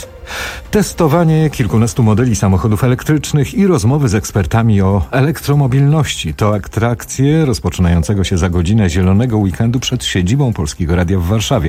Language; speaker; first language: Polish; native; Polish